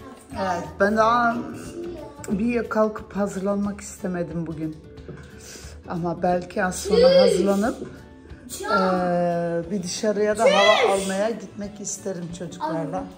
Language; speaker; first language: Turkish; early bilingual, heritage; Turkish